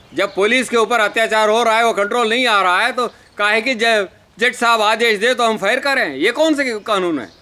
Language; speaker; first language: Hindi; non-native, local second language; Telugu